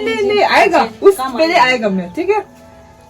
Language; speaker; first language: Hindi; non-native, local second language; Tibetan